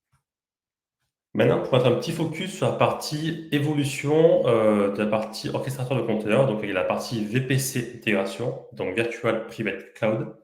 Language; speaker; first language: French; native; French